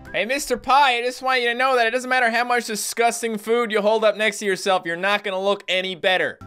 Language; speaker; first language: English; native; English